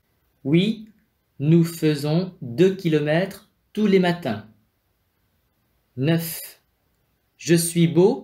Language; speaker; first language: French; non-native, fluent; Vietnamese